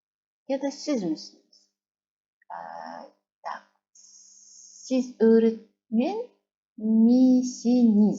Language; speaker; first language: Turkish; non-native, fluent; Kazakh